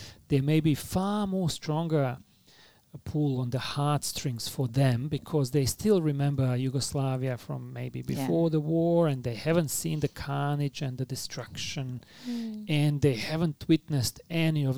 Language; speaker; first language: English; non-native, fluent; Bosnian